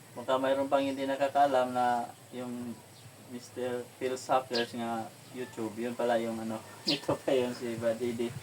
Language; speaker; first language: Filipino; non-native, local second language; Cebuano